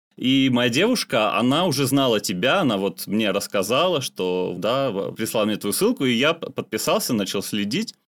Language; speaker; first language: Russian; non-native, local second language; Armenian